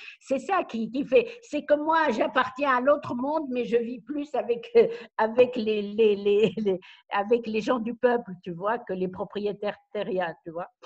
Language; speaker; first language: French; non-native, local second language; Arabic